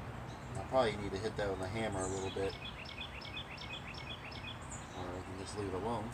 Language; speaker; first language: English; native; English